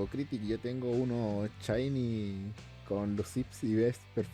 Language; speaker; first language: Spanish; native; Spanish